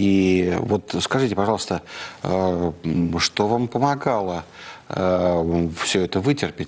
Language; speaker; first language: Russian; native; Russian